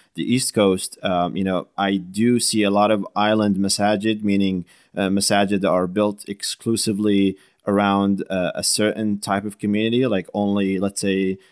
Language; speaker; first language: English; non-native, fluent; Arabic